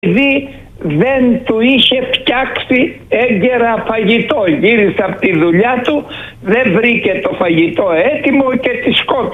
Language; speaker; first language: Greek; native; Greek